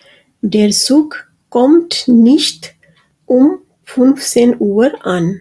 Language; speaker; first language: German; non-native, fluent; Urdu